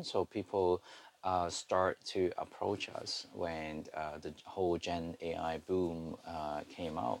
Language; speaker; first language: English; non-native, local second language; Cantonese